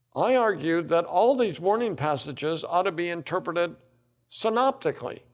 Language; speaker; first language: English; native; English